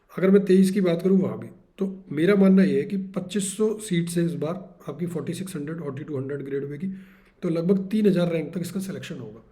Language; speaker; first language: Hindi; native; Hindi